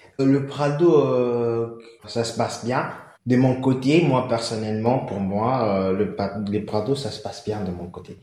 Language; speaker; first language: French; non-native, local second language; Lingala